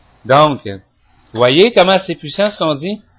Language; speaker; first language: French; native; French